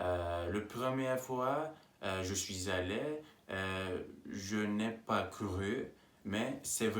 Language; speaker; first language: French; non-native, learner; Turkish